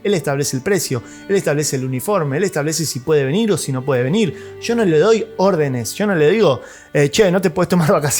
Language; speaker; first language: Spanish; native; Spanish